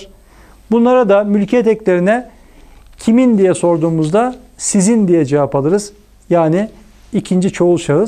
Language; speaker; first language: Turkish; native; Turkish